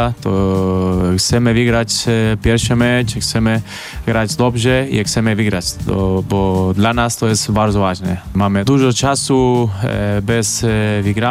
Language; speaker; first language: Polish; non-native, learner; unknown